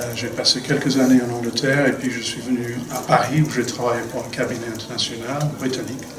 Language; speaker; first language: French; non-native, fluent; English